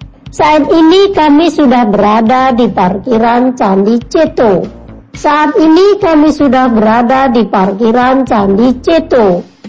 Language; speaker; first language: Indonesian; native; Indonesian